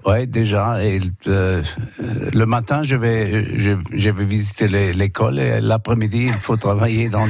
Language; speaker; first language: French; non-native, fluent; German